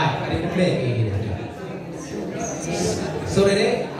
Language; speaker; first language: Japanese; non-native, learner; Indonesian